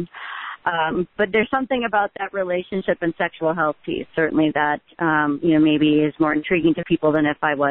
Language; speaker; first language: English; native; English